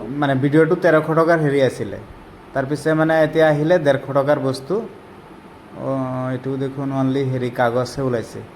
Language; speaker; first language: Assamese; native; Assamese